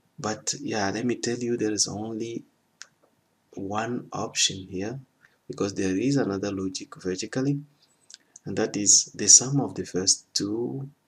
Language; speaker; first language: English; non-native, fluent; French